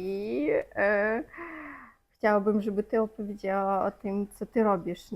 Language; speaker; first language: Polish; non-native, fluent; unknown